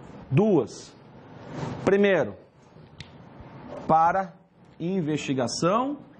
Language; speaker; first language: Portuguese; native; Portuguese